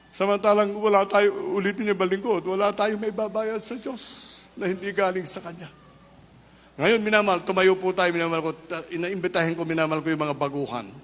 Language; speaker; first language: Filipino; non-native, local second language; Iloko